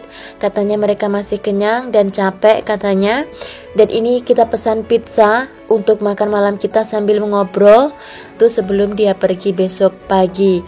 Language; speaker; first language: Indonesian; non-native, local second language; Javanese